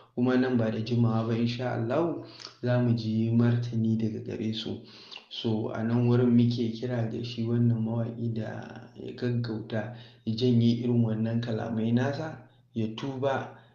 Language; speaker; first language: Hausa; native; Hausa